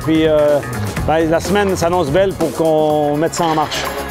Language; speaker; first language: French; native; French